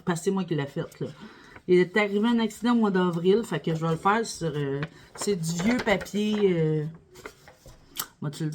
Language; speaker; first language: French; native; French